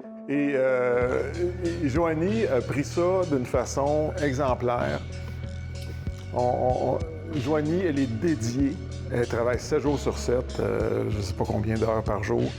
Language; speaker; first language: French; native; French